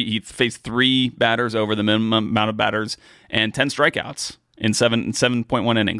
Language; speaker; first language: English; native; English